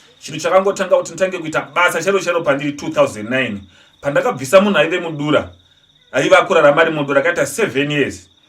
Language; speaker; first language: Shona; non-native, local second language; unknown